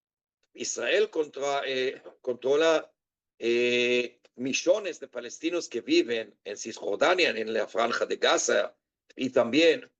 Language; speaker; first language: Spanish; non-native, fluent; Hebrew